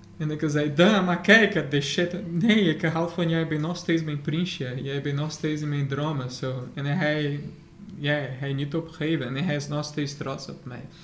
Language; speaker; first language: Dutch; non-native, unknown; Portuguese